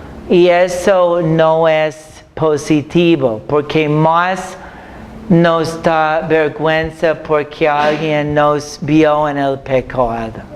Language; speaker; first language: Spanish; non-native, fluent; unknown